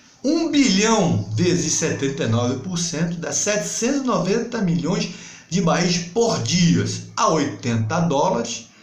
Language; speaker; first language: Portuguese; native; Portuguese